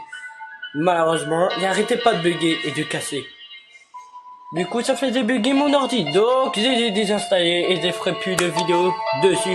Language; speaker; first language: French; native; French